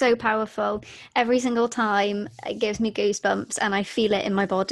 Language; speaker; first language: English; native; English